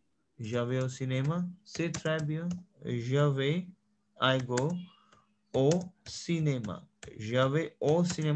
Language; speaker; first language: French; non-native, fluent; Hindi